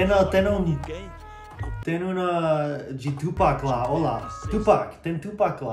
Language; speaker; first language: Portuguese; non-native, learner; English